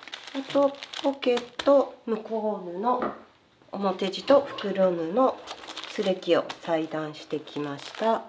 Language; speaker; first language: Japanese; native; Japanese